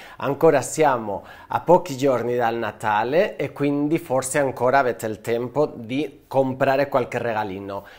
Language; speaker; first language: Italian; non-native, fluent; Spanish